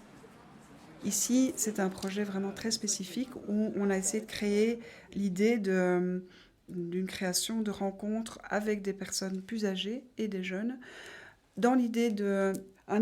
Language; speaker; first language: French; native; French